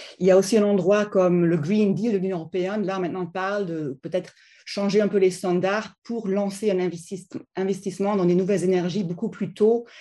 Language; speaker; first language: French; non-native, fluent; German